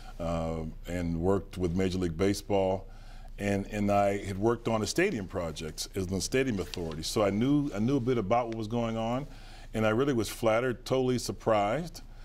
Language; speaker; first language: English; native; English